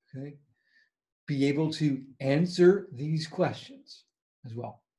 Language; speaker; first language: English; native; English